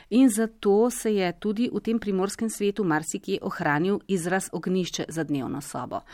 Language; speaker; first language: Slovenian; native; Slovenian